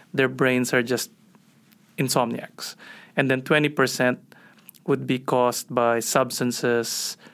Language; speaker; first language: English; non-native, local second language; Filipino